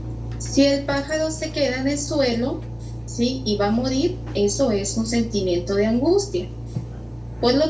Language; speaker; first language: Spanish; native; Spanish